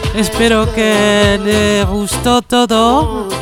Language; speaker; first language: Spanish; non-native, learner; Dutch